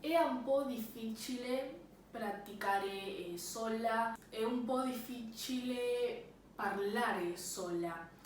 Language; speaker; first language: Italian; non-native, learner; Spanish